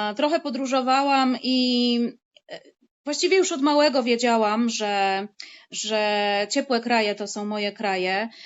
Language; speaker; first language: Polish; native; Polish